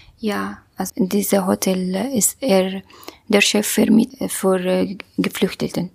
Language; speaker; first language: German; non-native, learner; Kurdish